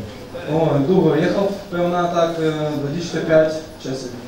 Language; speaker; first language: Polish; non-native, learner; Ukrainian